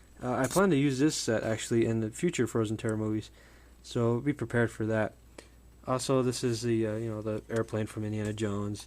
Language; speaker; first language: English; native; English